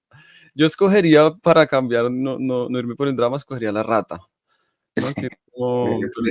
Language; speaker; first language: Spanish; native; Spanish